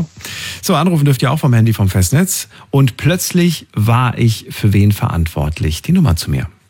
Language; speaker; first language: German; native; German